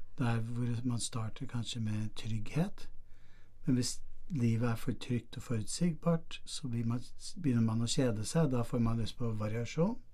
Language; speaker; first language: Norwegian; non-native, fluent; English